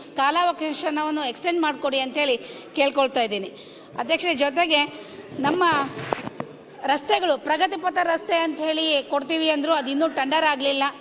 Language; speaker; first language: Kannada; native; Kannada